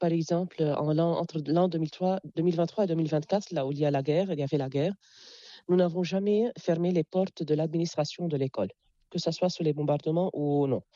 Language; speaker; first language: French; non-native, local second language; Arabic